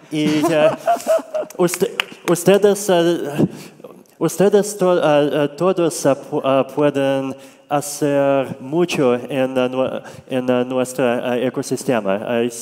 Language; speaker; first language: Spanish; non-native, learner; Russian